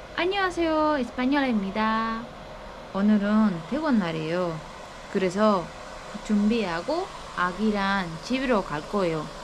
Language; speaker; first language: Korean; non-native, learner; Spanish